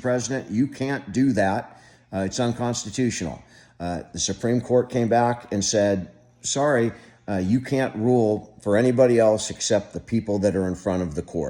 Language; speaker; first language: English; native; English